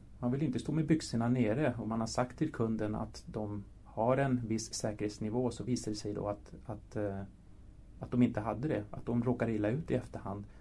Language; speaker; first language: Swedish; early bilingual, other home language; Spanish